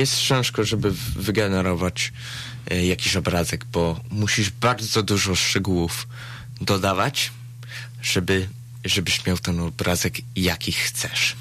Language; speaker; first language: Polish; early bilingual, other home language; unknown